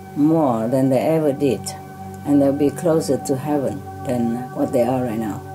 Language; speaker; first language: English; non-native, fluent; Vietnamese